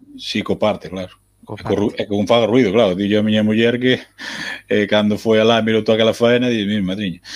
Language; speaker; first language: Galician; native; Galician